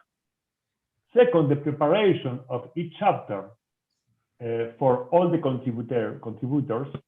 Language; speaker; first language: English; non-native, fluent; Spanish